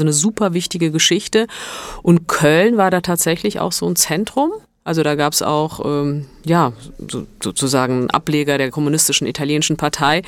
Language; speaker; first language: German; early bilingual, other home language; Italian